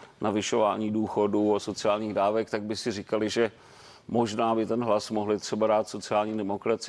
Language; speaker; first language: Czech; native; Czech